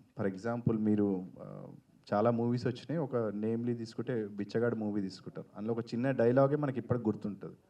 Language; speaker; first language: Telugu; native; Telugu